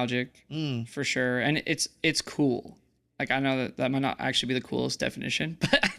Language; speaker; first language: English; native; English